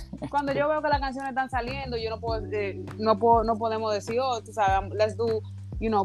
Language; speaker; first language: Spanish; early bilingual, heritage; Spanish